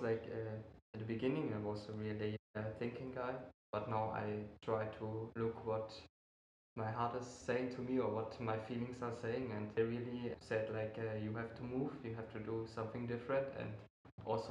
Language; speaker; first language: English; non-native, fluent; German